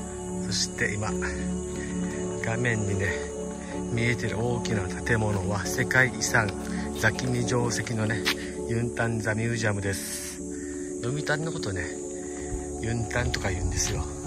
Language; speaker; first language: Japanese; native; Japanese